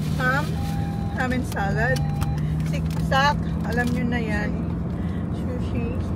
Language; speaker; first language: Filipino; non-native, local second language; Bikol